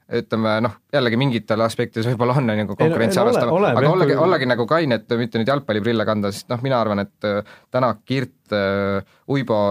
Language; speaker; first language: Estonian; native; Estonian